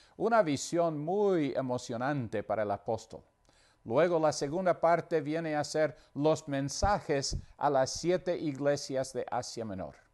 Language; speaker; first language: Spanish; non-native, fluent; English